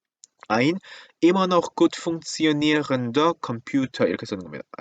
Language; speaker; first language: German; non-native, fluent; Korean